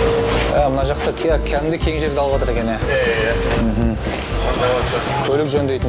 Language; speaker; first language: Kazakh; native; Kazakh